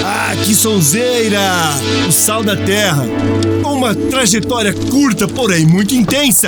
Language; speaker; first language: Portuguese; native; Portuguese